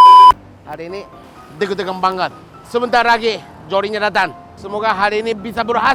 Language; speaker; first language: Indonesian; non-native, learner; Japanese